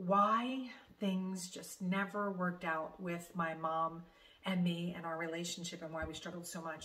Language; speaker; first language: English; native; English